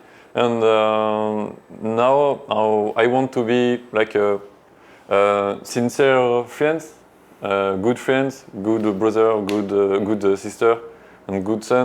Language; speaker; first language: English; non-native, learner; French